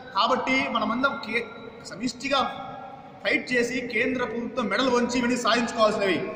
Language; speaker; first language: Telugu; native; Telugu